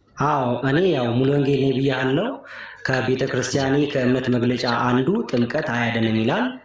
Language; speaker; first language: Amharic; non-native, local second language; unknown